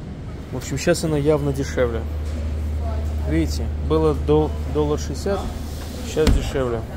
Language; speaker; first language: Russian; native; Russian